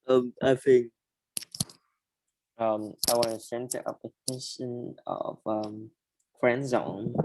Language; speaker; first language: English; non-native, learner; Vietnamese